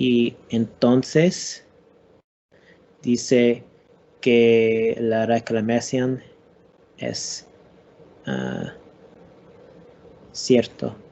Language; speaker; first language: Spanish; non-native, learner; English